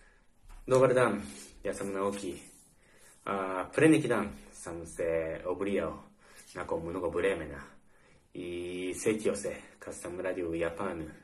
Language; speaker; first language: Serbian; non-native, learner; Japanese